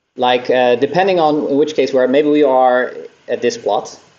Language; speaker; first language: English; non-native, fluent; Dutch